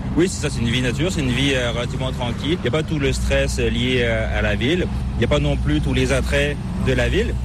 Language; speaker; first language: French; native; French